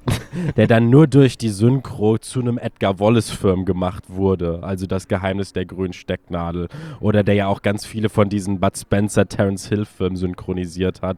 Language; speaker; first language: German; native; German